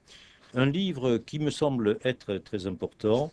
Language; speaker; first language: French; native; French